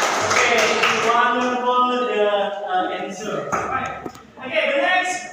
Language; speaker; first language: English; non-native, learner; Indonesian